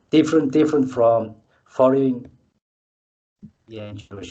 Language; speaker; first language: English; non-native, learner; Mongolian